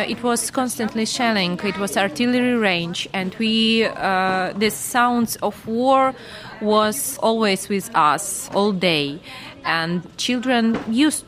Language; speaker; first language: English; non-native, fluent; Ukrainian